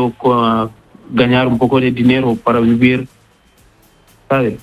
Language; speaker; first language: Spanish; non-native, learner; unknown